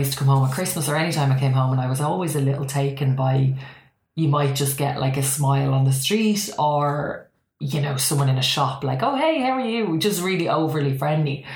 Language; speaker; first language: English; native; English